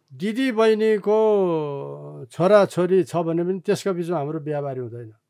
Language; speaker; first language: Nepali; non-native, local second language; Eastern Tamang